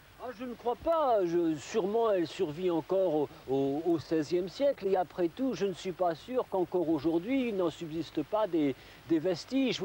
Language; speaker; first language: French; native; French